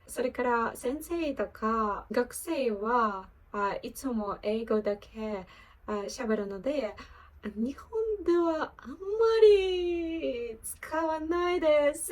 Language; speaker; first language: Japanese; non-native, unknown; Ukrainian